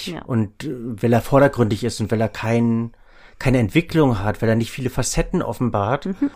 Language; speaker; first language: German; native; German